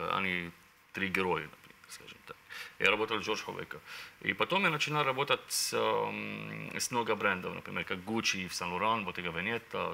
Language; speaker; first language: Russian; non-native, learner; Arabic